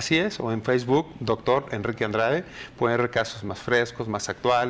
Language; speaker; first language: Spanish; native; Spanish